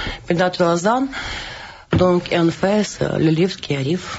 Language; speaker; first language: French; non-native, learner; Russian